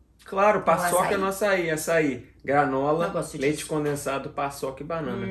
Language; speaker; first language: Portuguese; native; Portuguese